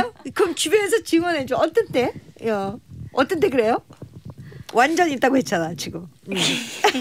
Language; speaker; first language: Korean; native; Korean